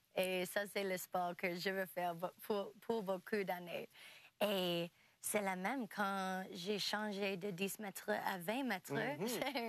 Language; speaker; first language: French; non-native, local second language; English